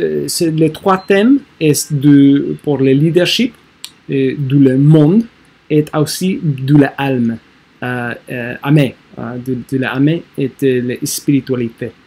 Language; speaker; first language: French; non-native, learner; English